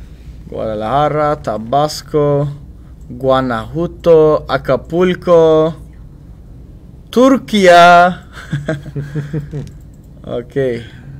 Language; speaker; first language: Spanish; non-native, learner; Turkish